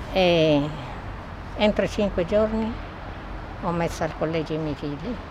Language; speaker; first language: Italian; non-native, fluent; Tigrinya